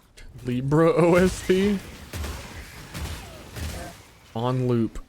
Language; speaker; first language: English; native; English